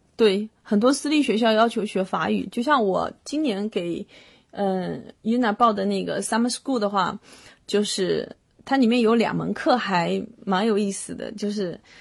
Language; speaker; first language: Chinese; native; Chinese